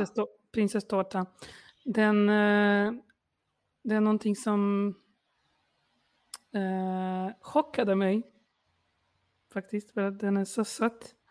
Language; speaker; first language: Swedish; non-native, fluent; Polish